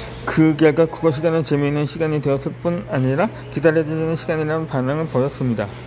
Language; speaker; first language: Korean; native; Korean